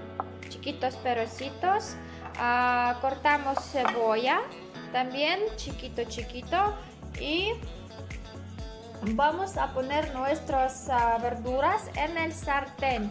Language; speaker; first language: Spanish; non-native, learner; Polish